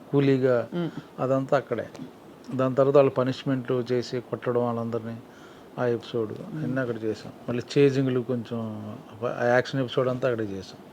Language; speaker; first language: Telugu; native; Telugu